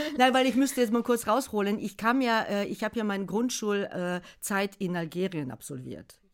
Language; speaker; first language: German; non-native, fluent; Bulgarian